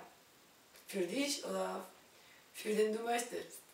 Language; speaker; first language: German; non-native, learner; Spanish